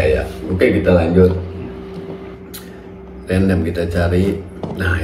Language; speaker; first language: Indonesian; native; Indonesian